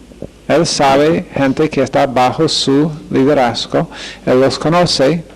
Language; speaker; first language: Spanish; non-native, fluent; English